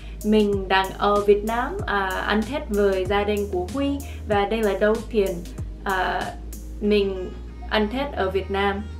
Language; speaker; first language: Vietnamese; non-native, learner; English